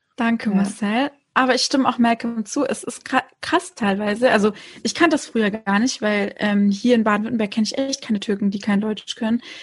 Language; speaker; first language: German; early bilingual, other home language; Turkish